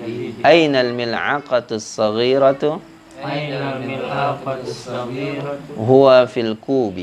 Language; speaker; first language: Arabic; non-native, fluent; Indonesian